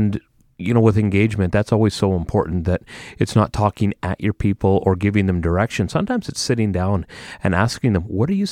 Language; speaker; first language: English; native; English